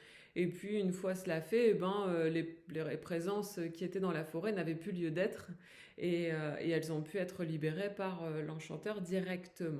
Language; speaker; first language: French; native; French